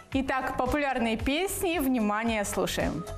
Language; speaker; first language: Russian; native; Russian